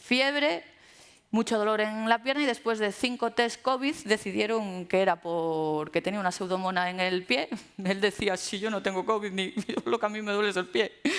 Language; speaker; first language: Spanish; native; Spanish